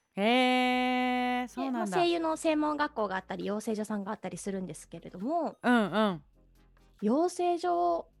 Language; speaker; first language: Japanese; native; Japanese